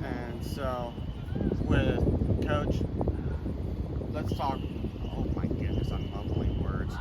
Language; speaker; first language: English; native; English